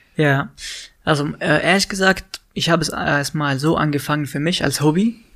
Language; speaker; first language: German; non-native, fluent; Arabic